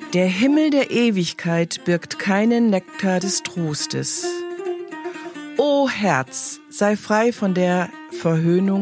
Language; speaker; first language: German; native; German